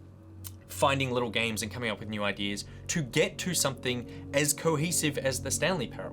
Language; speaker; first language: English; native; English